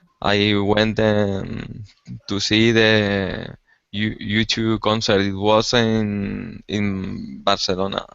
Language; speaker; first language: English; non-native, learner; Spanish